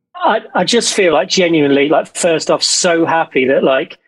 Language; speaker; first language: English; native; English